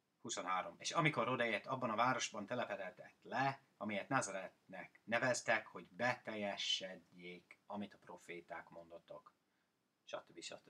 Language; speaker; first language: Hungarian; non-native, fluent; English